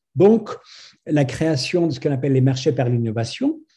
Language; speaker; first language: French; non-native, fluent; Spanish